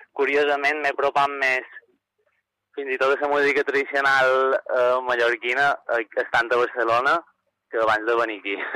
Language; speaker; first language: Catalan; native; Catalan